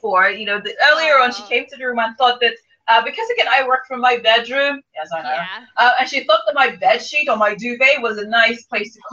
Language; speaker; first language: English; non-native, local second language; Yoruba